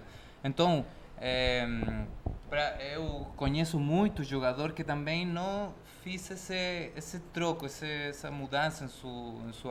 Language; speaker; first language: Portuguese; non-native, fluent; Spanish